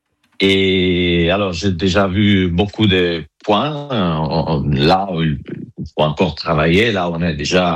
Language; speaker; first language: French; non-native, fluent; Italian